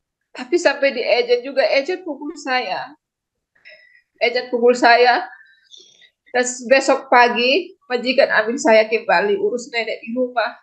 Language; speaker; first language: Indonesian; non-native, local second language; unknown